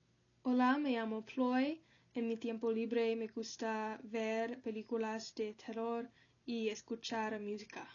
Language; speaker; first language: Spanish; non-native, learner; English